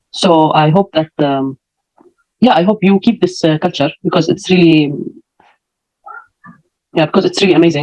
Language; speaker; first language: English; non-native, fluent; Arabic